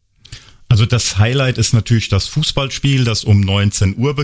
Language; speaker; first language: German; native; German